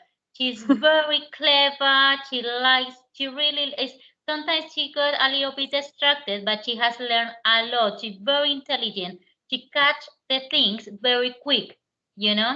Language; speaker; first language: English; non-native, learner; Spanish